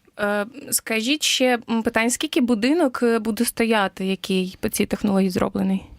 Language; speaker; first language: Ukrainian; native; Ukrainian